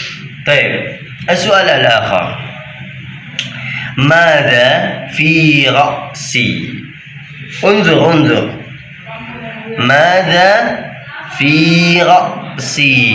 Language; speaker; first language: Arabic; non-native, fluent; Indonesian